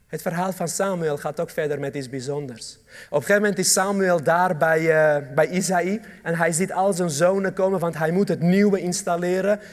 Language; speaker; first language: Dutch; early bilingual, other home language; Armenian